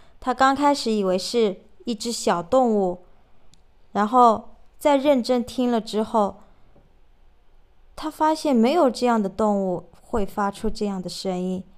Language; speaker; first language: Chinese; native; Chinese